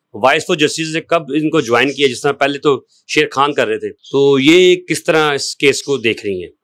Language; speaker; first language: Urdu; non-native, local second language; Punjabi